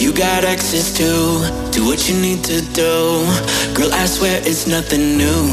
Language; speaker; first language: English; non-native, fluent; German